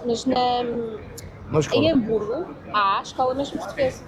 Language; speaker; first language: Portuguese; native; Portuguese